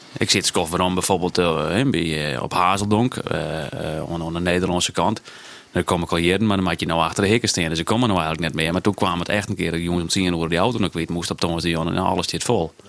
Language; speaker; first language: Dutch; non-native, local second language; Western Frisian